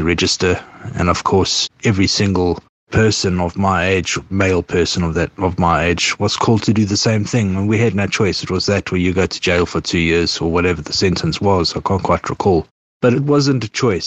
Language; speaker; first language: English; native; English